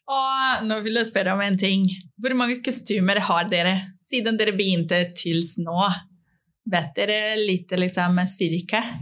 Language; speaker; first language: Norwegian; non-native, fluent; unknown